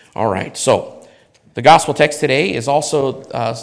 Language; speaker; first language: English; native; English